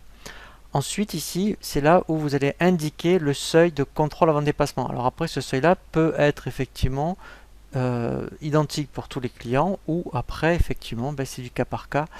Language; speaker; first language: French; native; French